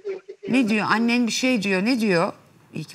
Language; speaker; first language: Turkish; native; Turkish